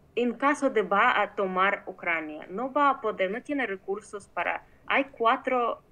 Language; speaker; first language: Spanish; non-native, fluent; Ukrainian